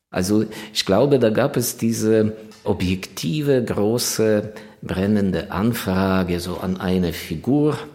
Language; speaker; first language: German; non-native, fluent; Ukrainian